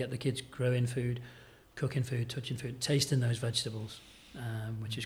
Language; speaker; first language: English; native; English